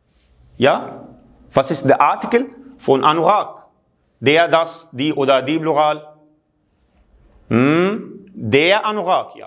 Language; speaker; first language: German; non-native, fluent; Arabic